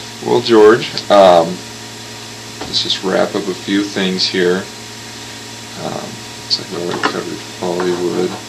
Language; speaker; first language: English; native; English